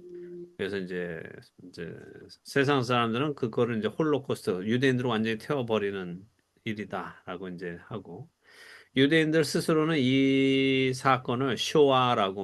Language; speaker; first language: Korean; native; Korean